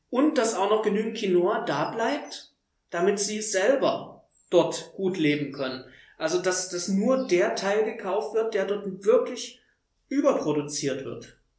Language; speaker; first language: German; native; German